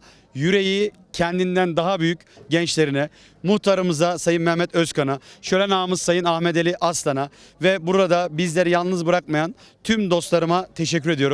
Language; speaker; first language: Turkish; native; Turkish